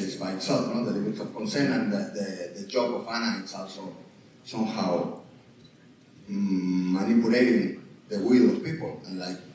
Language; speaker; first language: English; non-native, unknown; Catalan